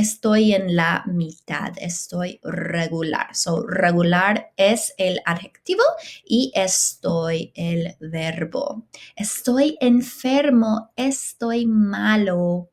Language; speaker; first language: Spanish; non-native, fluent; English